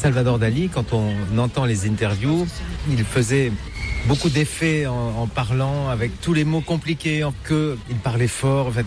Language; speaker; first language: French; native; French